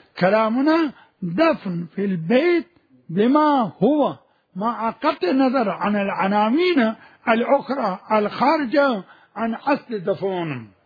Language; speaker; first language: Arabic; non-native, fluent; Urdu